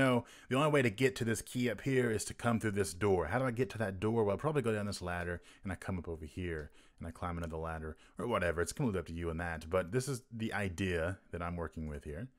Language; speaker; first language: English; native; English